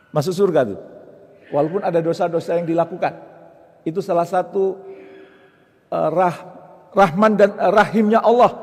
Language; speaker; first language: Indonesian; native; Indonesian